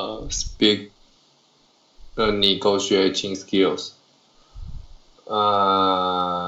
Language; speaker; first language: English; non-native, learner; Chinese